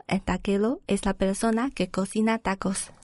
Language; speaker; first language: Spanish; non-native, learner; Chinese